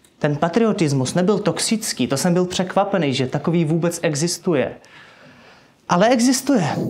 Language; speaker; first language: Czech; non-native, fluent; Russian